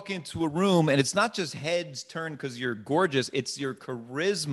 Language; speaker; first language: English; native; English